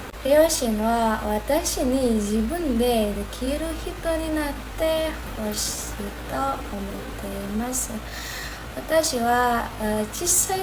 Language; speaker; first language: Japanese; non-native, learner; Indonesian